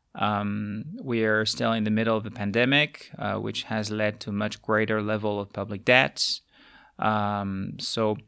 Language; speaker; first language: English; non-native, fluent; French